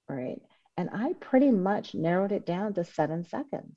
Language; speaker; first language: English; native; English